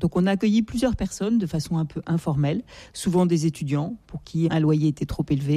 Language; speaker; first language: French; native; French